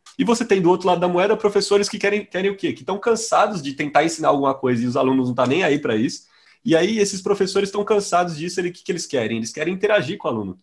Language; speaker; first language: Portuguese; native; Portuguese